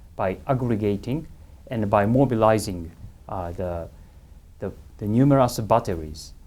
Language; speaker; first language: English; non-native, fluent; Japanese